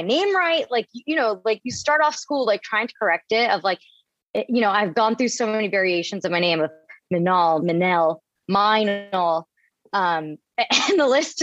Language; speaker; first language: English; native; English